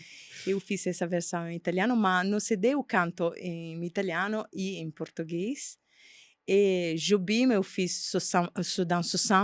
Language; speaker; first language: Portuguese; non-native, fluent; Italian